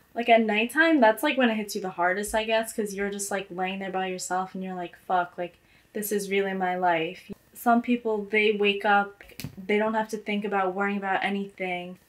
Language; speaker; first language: English; native; English